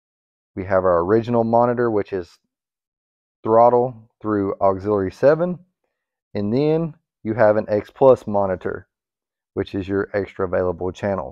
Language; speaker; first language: English; native; English